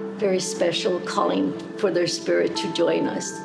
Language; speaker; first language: English; early bilingual, other home language; Spanish